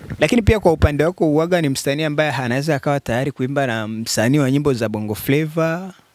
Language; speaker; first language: Swahili; native; Swahili